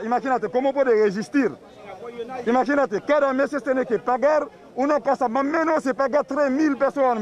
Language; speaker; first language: Spanish; non-native, learner; Haitian Creole